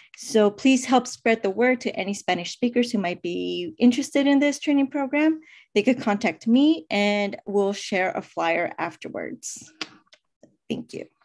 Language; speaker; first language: English; native; English